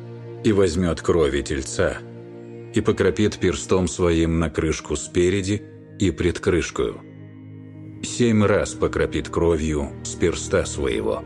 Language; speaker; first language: Russian; native; Russian